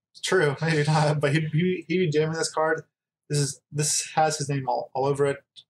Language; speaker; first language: English; native; English